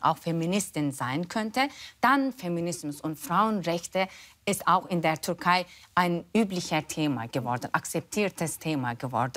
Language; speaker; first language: German; non-native, fluent; Turkish